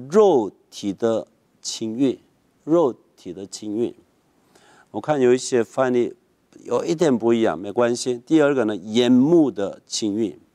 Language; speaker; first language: Chinese; non-native, fluent; Korean